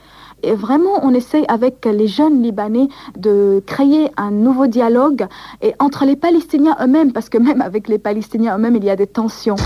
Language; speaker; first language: French; non-native, local second language; Arabic